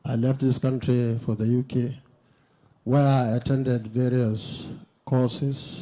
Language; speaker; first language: English; non-native, local second language; Hausa